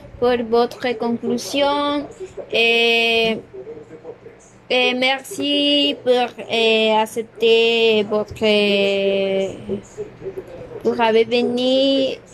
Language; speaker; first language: French; non-native, learner; Spanish